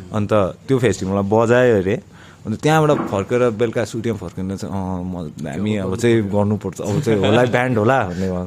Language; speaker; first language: Nepali; native; Nepali